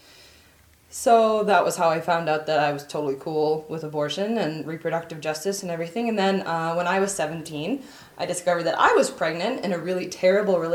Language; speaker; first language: English; native; English